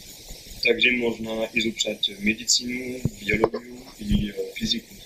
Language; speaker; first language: Russian; non-native, learner; French